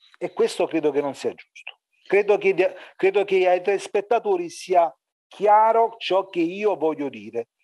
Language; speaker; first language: Italian; native; Italian